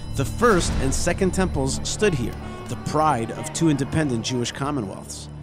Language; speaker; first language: English; native; English